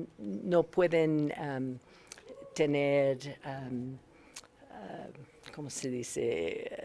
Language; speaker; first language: Spanish; non-native, learner; English